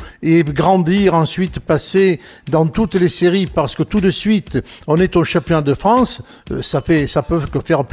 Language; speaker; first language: French; native; French